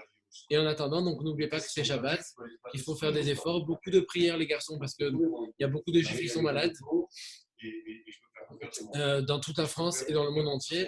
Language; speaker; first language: French; native; French